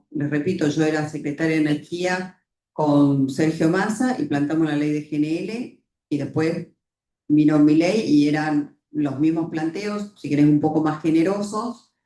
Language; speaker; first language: Spanish; native; Spanish